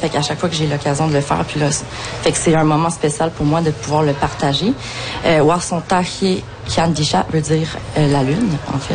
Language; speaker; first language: French; native; French